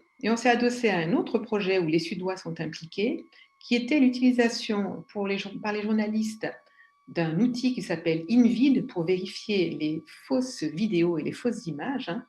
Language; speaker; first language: French; native; French